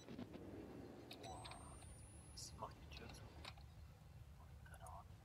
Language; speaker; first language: German; native; German